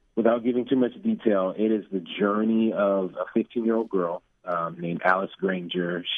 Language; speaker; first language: English; native; English